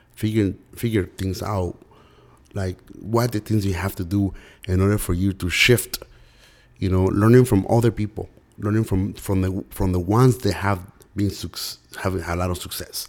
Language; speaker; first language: English; early bilingual, other home language; Spanish